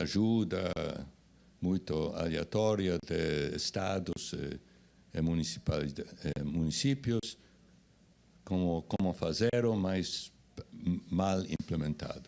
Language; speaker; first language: Portuguese; non-native, fluent; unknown